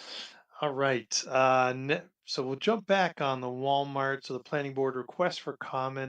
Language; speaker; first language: English; native; English